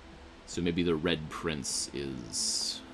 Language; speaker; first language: English; native; English